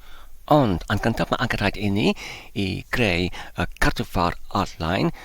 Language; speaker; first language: Welsh; non-native, learner; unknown